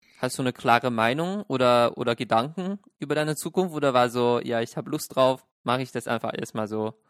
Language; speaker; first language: German; non-native, fluent; Chinese